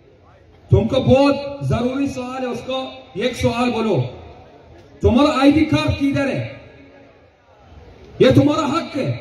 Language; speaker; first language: Hindi; non-native, learner; Arabic